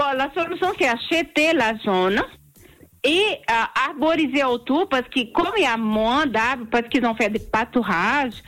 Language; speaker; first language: French; non-native, learner; Portuguese